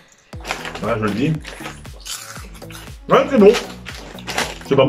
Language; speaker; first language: French; native; French